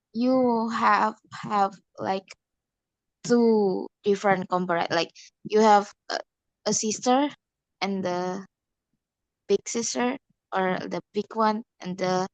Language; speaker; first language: English; non-native, learner; Indonesian